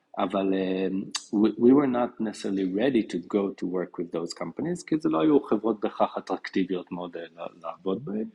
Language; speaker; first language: Hebrew; native; Hebrew